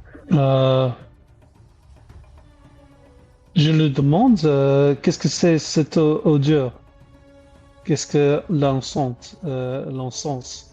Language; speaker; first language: French; non-native, learner; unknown